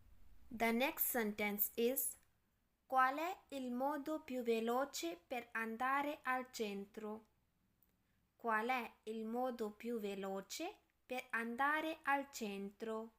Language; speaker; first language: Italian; non-native, learner; Urdu